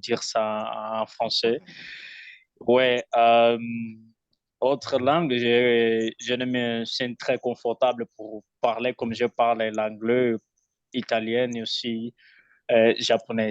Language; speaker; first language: French; non-native, learner; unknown